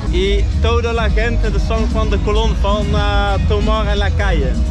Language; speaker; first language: Spanish; non-native, learner; Dutch